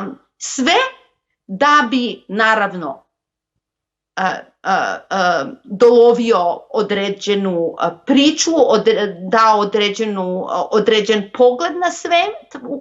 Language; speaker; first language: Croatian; non-native, local second language; Macedonian